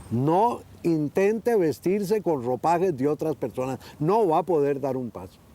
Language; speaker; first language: Spanish; native; Spanish